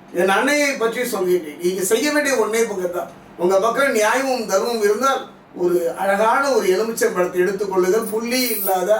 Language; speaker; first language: Tamil; native; Tamil